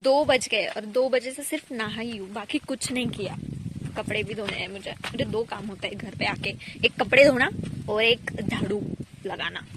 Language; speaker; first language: Hindi; non-native, local second language; Marathi